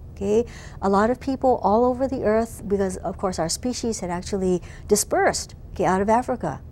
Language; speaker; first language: English; native; English